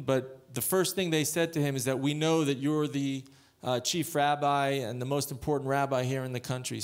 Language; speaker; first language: English; native; English